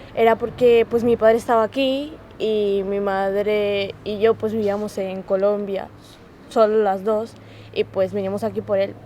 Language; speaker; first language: Spanish; native; Spanish